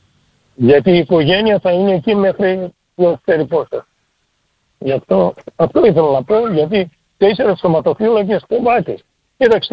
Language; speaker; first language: Greek; early bilingual, heritage; Greek